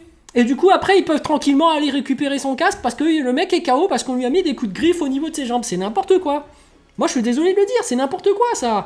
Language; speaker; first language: French; native; French